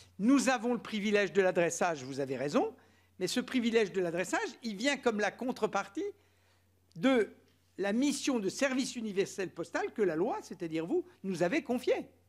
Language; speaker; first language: French; native; French